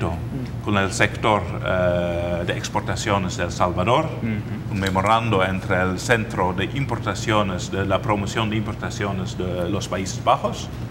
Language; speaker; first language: Spanish; non-native, fluent; Dutch